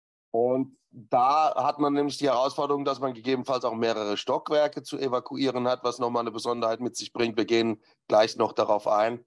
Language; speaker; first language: German; native; German